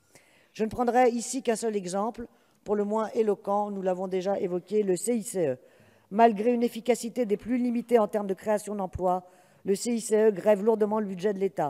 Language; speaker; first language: French; native; French